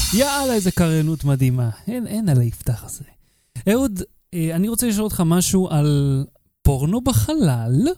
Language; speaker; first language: Hebrew; native; Hebrew